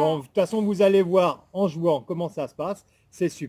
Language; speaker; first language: French; native; French